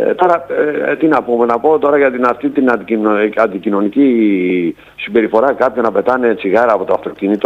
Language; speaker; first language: Greek; native; Greek